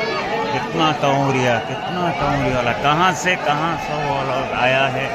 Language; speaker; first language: Hindi; non-native, local second language; Odia